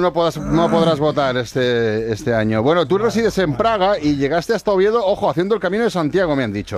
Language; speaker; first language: Spanish; native; Spanish